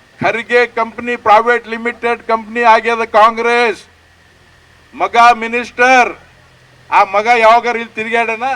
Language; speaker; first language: Kannada; non-native, local second language; Lambadi